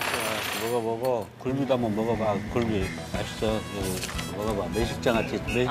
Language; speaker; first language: Korean; native; Korean